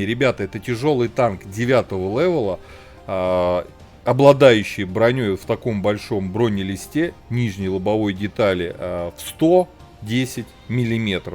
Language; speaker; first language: Russian; native; Russian